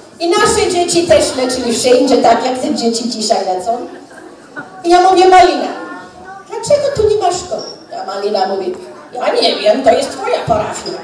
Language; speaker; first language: Polish; early bilingual, heritage; English